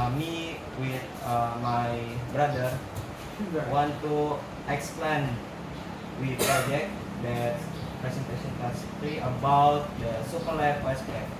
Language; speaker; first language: English; non-native, learner; Indonesian